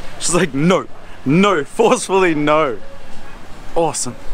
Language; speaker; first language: English; native; English